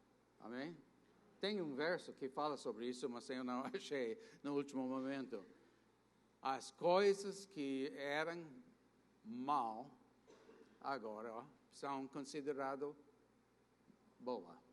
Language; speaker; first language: Portuguese; non-native, fluent; English